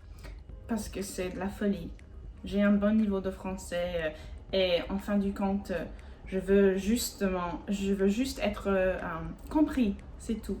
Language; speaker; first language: French; non-native, fluent; English